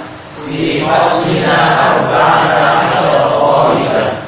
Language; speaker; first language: Arabic; non-native, learner; Indonesian